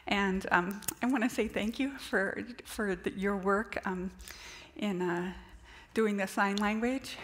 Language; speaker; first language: English; native; English